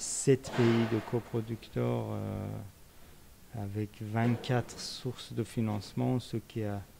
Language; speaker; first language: French; non-native, fluent; Persian